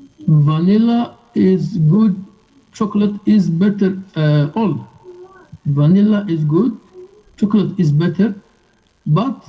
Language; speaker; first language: English; non-native, learner; Arabic